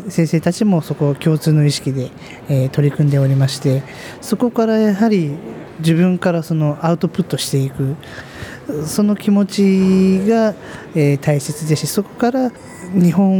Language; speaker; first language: Japanese; native; Japanese